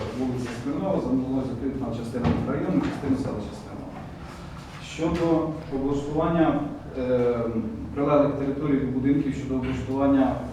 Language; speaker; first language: Ukrainian; native; Ukrainian